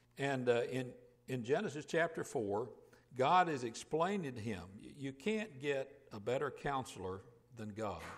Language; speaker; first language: English; native; English